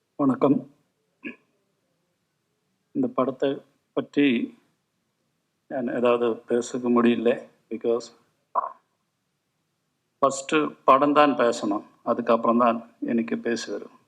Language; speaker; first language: Tamil; non-native, local second language; Malayalam